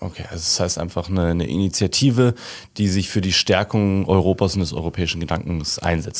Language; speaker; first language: German; native; German